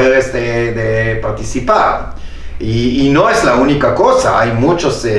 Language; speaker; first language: Spanish; non-native, fluent; Hebrew